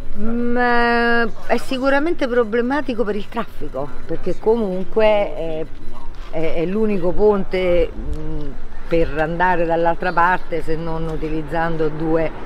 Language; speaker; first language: Italian; native; Italian